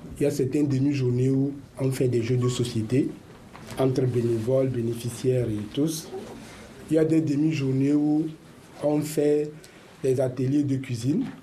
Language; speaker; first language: French; native; French